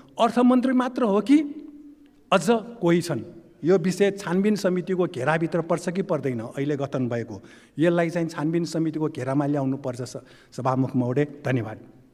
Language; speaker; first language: Nepali; non-native, local second language; Newari